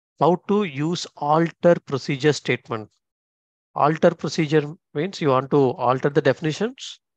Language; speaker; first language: English; non-native, local second language; Tamil